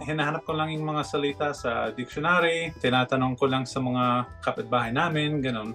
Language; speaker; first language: Filipino; non-native, fluent; English